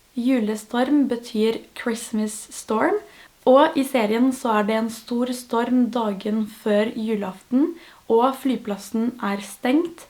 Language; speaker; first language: Norwegian; non-native, fluent; French